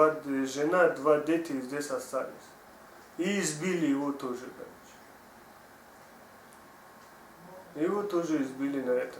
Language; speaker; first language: Russian; non-native, learner; Tajik